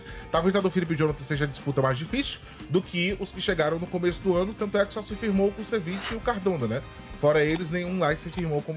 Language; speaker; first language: Portuguese; native; Portuguese